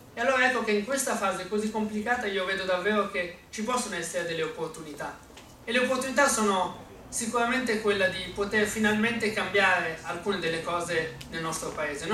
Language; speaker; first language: Italian; early bilingual, other home language; Arabic